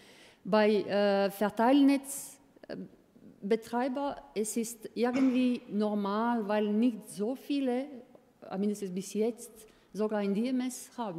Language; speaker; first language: German; non-native, fluent; Croatian